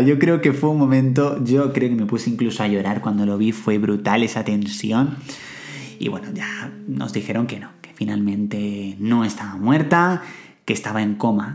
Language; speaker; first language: Spanish; native; Spanish